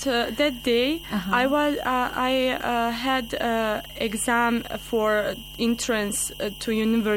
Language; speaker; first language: English; non-native, learner; Bosnian